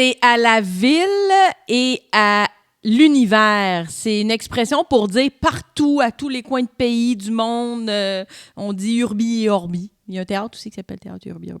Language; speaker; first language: French; native; French